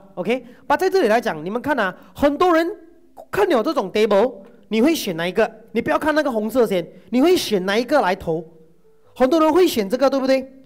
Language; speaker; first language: Chinese; non-native, local second language; Tamil